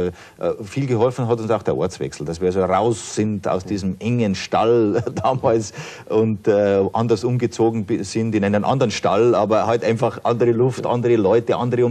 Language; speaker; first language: German; native; German